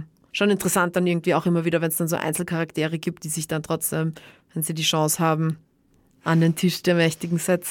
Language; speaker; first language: German; native; German